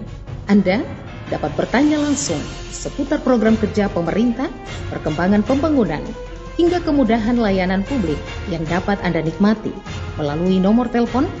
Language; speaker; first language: Indonesian; native; Indonesian